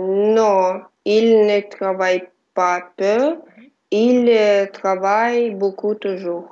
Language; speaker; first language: French; non-native, learner; Russian